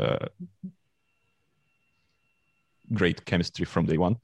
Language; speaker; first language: English; non-native, fluent; Russian